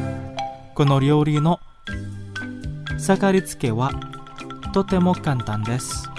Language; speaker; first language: Japanese; non-native, fluent; Indonesian